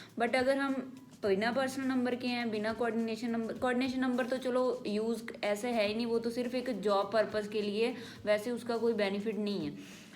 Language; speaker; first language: Hindi; non-native, local second language; Punjabi